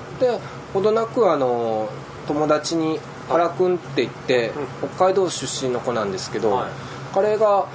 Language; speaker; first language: Japanese; native; Japanese